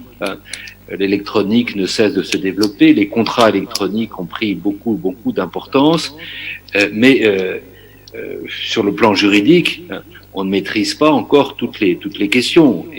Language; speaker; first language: French; native; French